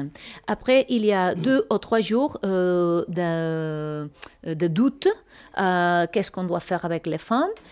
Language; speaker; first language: French; non-native, fluent; Spanish